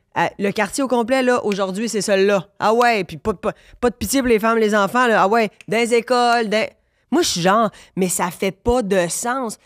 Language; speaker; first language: French; native; French